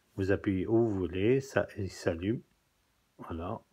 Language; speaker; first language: French; non-native, local second language; Kabyle